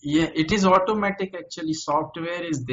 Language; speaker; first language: English; native; English